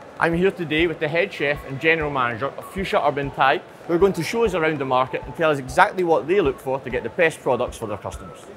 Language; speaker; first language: English; native; English